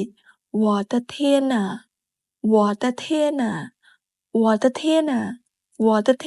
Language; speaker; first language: Chinese; non-native, fluent; Khmer